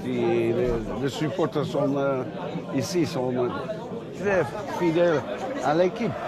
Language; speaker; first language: French; non-native, fluent; Dutch